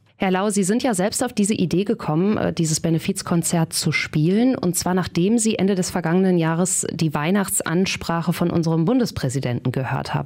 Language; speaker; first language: German; native; German